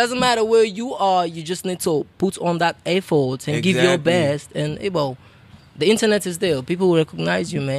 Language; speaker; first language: English; non-native, local second language; Krio